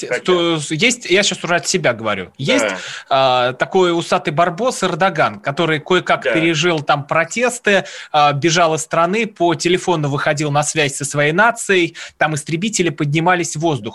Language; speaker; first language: Russian; native; Russian